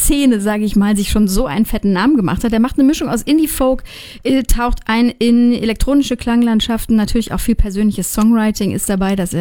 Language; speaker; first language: German; native; German